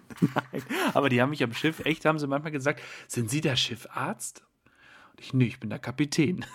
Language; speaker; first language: German; native; German